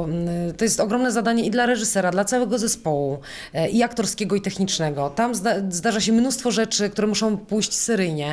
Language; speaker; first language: Polish; native; Polish